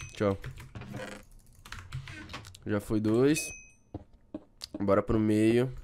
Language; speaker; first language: Portuguese; native; Portuguese